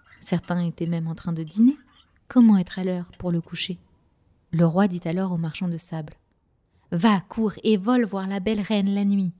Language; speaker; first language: French; native; French